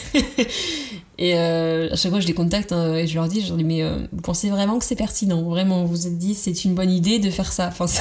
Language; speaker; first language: French; native; French